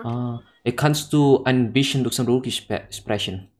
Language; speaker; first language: German; non-native, learner; Indonesian